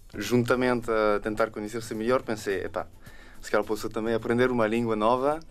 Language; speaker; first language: Portuguese; non-native, fluent; French